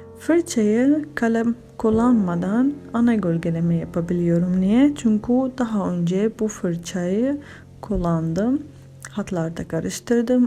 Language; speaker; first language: Turkish; non-native, fluent; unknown